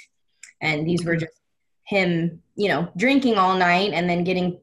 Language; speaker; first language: English; native; English